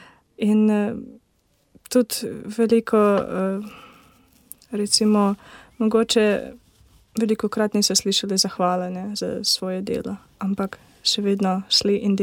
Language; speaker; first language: Slovenian; non-native, learner; Ukrainian